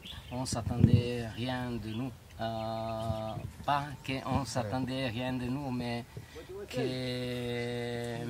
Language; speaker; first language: French; non-native, fluent; Italian